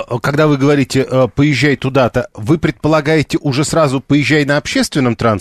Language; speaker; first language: Russian; native; Russian